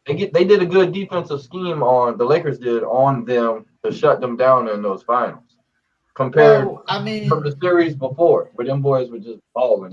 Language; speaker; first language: English; native; English